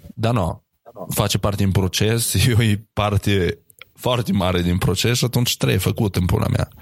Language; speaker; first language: Romanian; native; Romanian